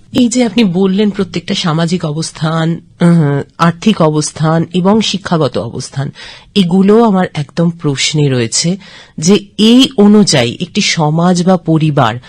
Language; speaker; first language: Bangla; native; Bangla